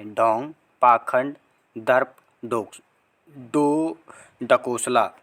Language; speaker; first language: Hindi; native; Hindi